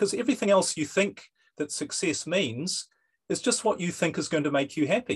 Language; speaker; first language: English; native; English